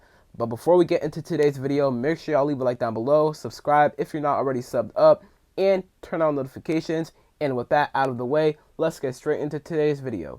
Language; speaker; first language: English; native; English